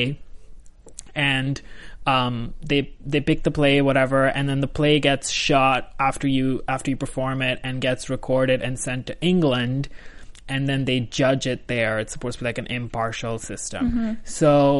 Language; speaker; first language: English; non-native, local second language; Hindi